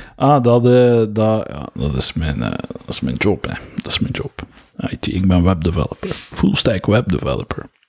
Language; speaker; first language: Dutch; native; Dutch